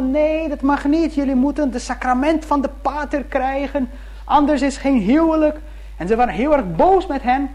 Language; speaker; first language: Dutch; early bilingual, heritage; Dutch